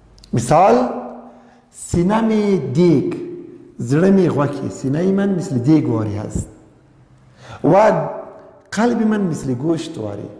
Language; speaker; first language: Persian; non-native, local second language; Pashto